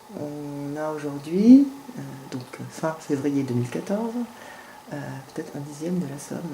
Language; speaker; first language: French; native; French